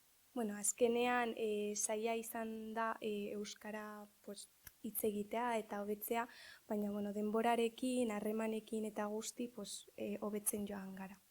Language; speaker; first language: Basque; early bilingual, other home language; Arabic